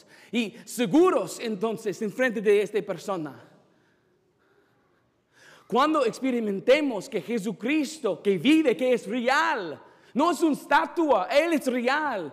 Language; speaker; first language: Spanish; non-native, fluent; English